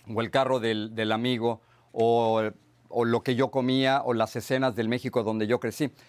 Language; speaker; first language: Spanish; native; Spanish